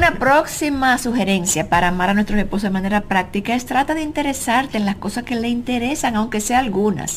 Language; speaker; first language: Spanish; native; Spanish